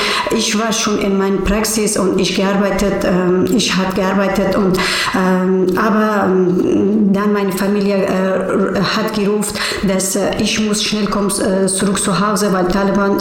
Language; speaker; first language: German; non-native, learner; Persian